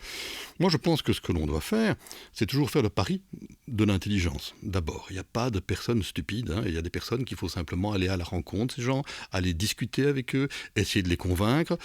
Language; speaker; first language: French; native; French